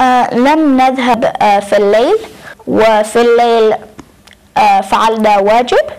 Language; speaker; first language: Arabic; non-native, learner; English